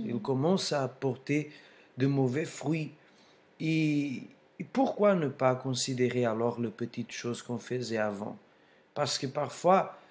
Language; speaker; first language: French; non-native, fluent; Portuguese